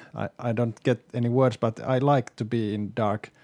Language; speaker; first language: English; non-native, learner; Finnish